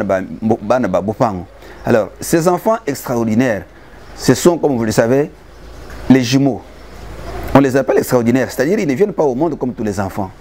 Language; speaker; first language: French; non-native, local second language; Luba-Lulua